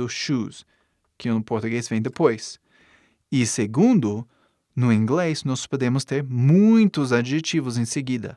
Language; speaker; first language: Portuguese; non-native, fluent; English